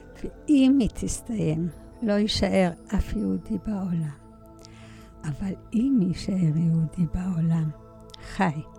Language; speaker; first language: Hebrew; early bilingual, other home language; Polish